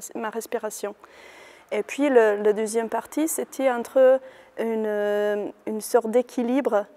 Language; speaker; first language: French; non-native, fluent; Hungarian